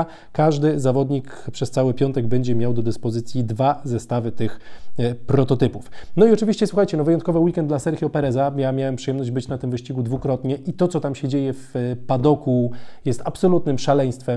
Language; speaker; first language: Polish; native; Polish